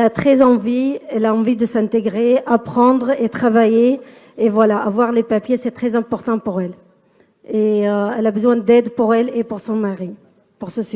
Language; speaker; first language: French; non-native, fluent; Kurdish